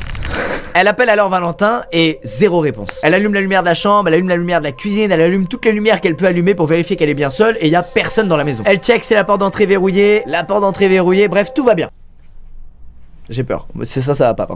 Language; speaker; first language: French; native; French